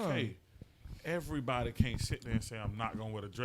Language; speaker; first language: English; native; English